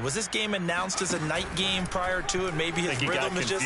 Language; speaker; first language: English; native; English